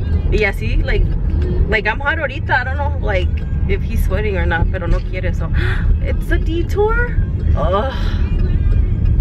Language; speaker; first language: English; early bilingual, other home language; Spanish